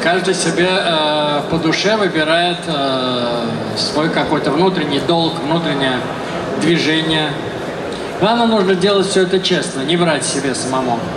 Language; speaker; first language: Russian; native; Russian